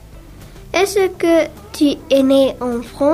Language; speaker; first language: French; non-native, learner; Spanish